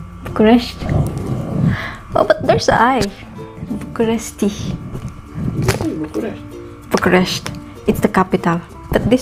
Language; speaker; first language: English; non-native, local second language; Filipino